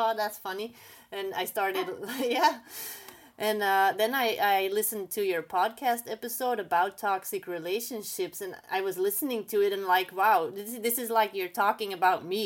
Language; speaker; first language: English; non-native, fluent; Dutch